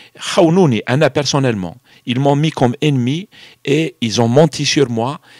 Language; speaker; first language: French; non-native, local second language; Arabic